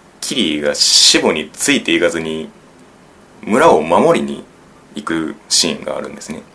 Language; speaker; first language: Japanese; native; Japanese